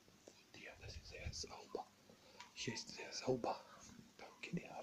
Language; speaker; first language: German; non-native, learner; Bosnian